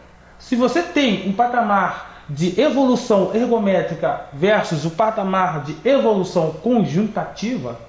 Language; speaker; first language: Portuguese; native; Portuguese